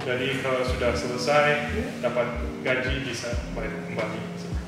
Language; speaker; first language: Indonesian; early bilingual, heritage; English